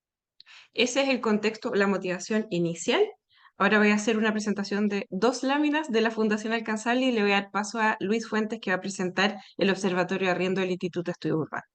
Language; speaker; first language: Spanish; native; Spanish